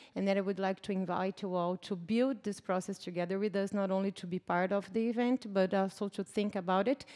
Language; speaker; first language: English; non-native, fluent; Portuguese